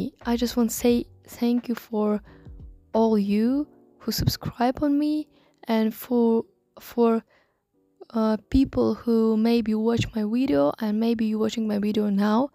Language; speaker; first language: English; non-native, learner; Russian